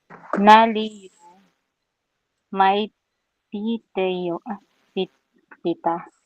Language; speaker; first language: Chinese; non-native, learner; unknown